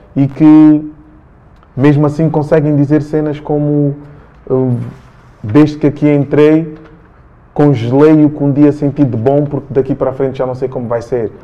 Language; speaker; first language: Portuguese; early bilingual, other home language; Kabuverdianu